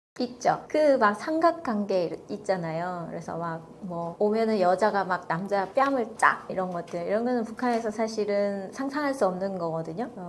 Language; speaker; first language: Korean; native; Korean